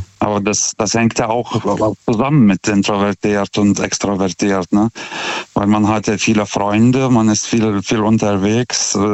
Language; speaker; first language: German; non-native, fluent; Lithuanian